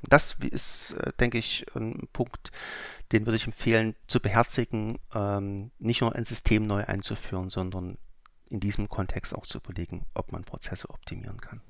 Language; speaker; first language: German; native; German